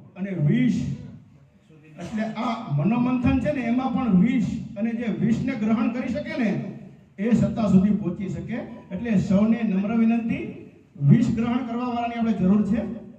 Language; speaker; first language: Gujarati; native; Gujarati